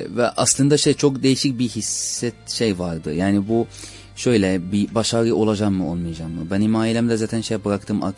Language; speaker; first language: Turkish; non-native, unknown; Arabic